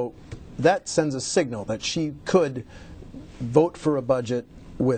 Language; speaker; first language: English; native; English